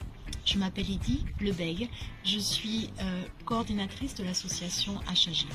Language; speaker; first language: French; native; French